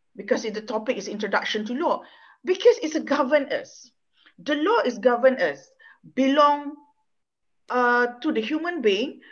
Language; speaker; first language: English; non-native, local second language; Malay